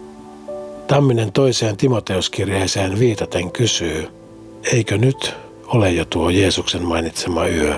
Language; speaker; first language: Finnish; native; Finnish